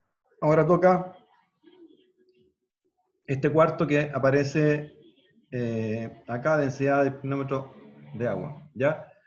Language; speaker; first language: Spanish; native; Spanish